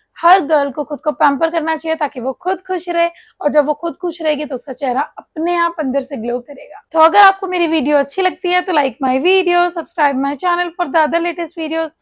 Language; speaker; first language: Hindi; native; Hindi